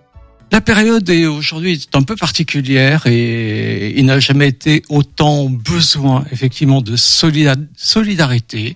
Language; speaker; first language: French; native; French